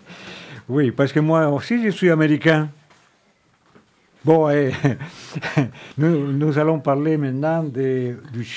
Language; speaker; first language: French; non-native, fluent; Spanish